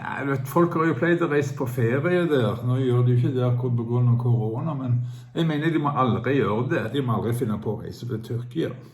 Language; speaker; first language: Norwegian; native; Norwegian